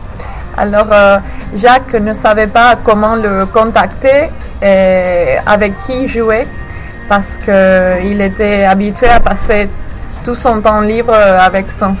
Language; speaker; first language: French; non-native, learner; English